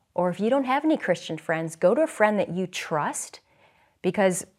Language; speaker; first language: English; native; English